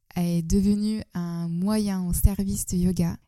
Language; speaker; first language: French; non-native, fluent; Turkish